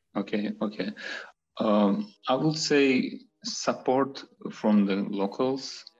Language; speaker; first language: English; non-native, fluent; Azerbaijani